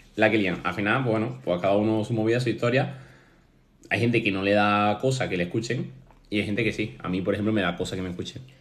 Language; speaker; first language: Spanish; native; Spanish